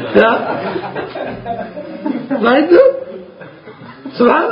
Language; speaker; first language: German; non-native, fluent; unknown